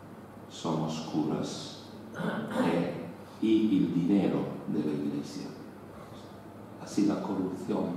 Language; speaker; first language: Spanish; non-native, learner; Italian